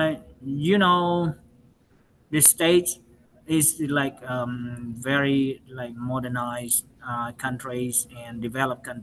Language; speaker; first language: English; non-native, learner; Vietnamese